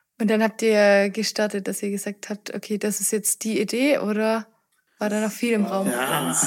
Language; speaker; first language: German; native; German